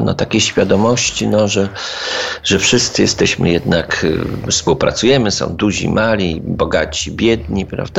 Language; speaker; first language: Polish; native; Polish